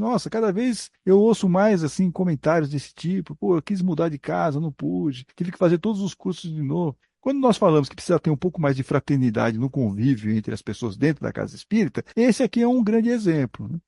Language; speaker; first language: Portuguese; native; Portuguese